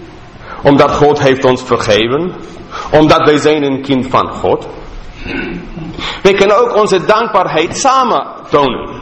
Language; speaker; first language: Dutch; non-native, fluent; English